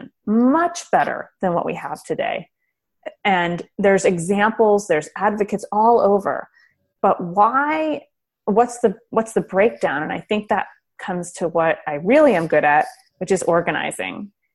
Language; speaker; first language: English; native; English